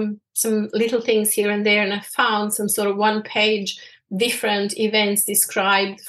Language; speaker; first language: English; non-native, fluent; Bosnian